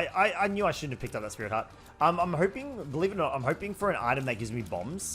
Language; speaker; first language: English; native; English